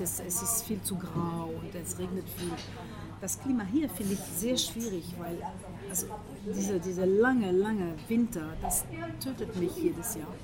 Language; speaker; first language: German; non-native, fluent; French